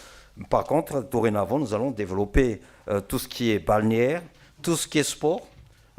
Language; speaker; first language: French; non-native, local second language; Malagasy